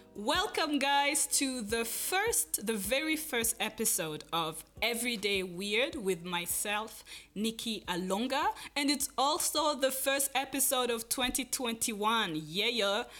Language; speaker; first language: English; non-native, local second language; Kinyarwanda